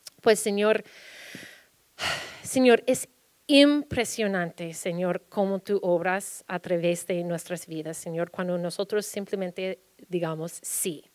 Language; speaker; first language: Spanish; early bilingual, heritage; Spanish